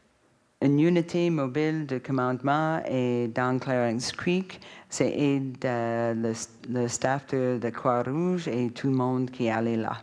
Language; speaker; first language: French; non-native, learner; English